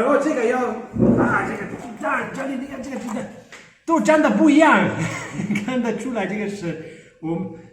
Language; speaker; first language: Chinese; non-native, fluent; Italian